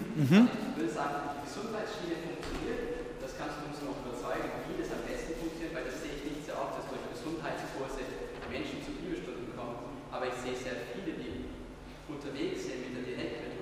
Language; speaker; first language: German; native; German